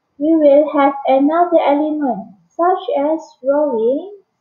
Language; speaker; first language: English; non-native, local second language; Malay